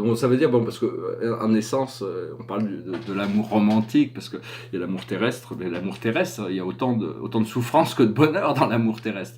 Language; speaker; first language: French; native; French